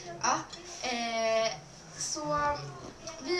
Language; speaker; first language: Swedish; early bilingual, other home language; Spanish